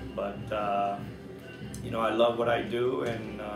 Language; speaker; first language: English; native; English